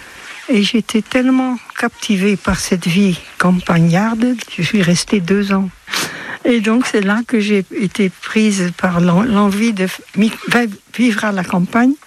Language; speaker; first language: French; non-native, fluent; Dutch